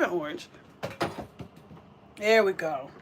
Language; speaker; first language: English; native; English